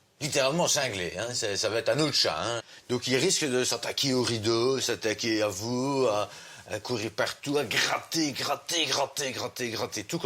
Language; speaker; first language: French; native; French